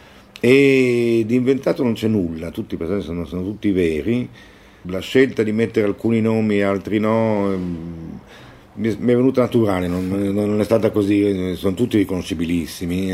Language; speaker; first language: Italian; native; Italian